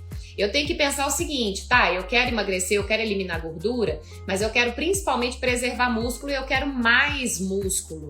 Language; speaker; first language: Portuguese; native; Portuguese